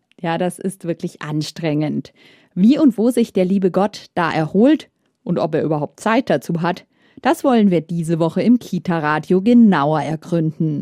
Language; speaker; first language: German; native; German